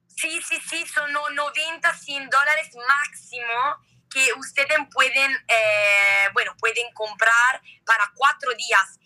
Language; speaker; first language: Spanish; non-native, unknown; Italian